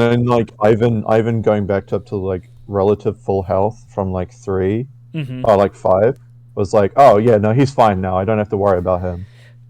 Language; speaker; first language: English; native; English